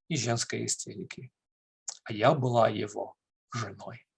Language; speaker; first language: Russian; non-native, fluent; English